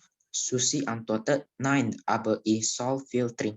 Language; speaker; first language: German; non-native, learner; Indonesian